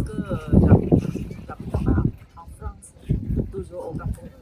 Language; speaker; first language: French; non-native, fluent; Khmer